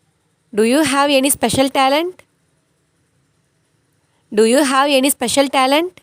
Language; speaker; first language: English; non-native, local second language; Tamil